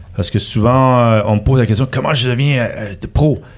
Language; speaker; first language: French; native; French